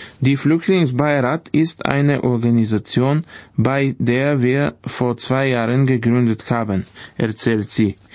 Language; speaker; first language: German; non-native, fluent; Bulgarian